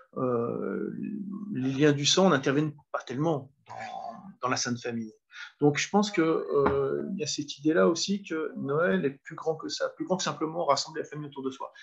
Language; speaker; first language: French; native; French